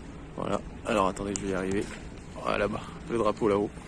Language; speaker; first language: French; native; French